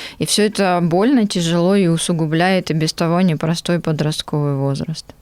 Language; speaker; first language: Russian; native; Russian